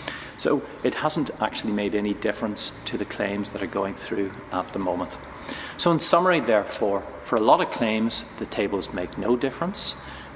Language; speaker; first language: English; native; English